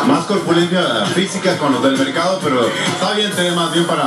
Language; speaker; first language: Spanish; native; Spanish